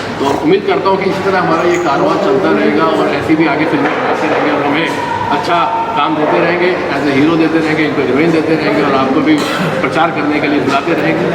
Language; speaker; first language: Hindi; non-native, local second language; Sindhi